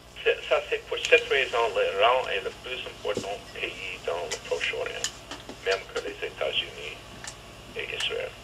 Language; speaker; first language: French; non-native, learner; English